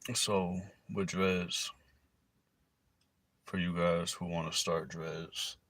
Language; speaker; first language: English; native; English